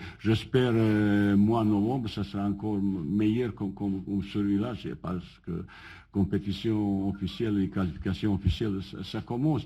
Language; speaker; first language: French; non-native, fluent; Bosnian